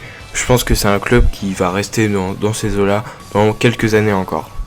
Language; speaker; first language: French; native; French